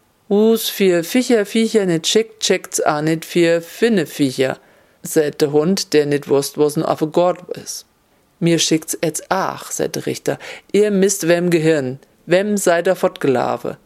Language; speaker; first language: German; native; German